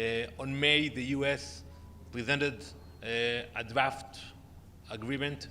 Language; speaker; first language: English; non-native, fluent; Hebrew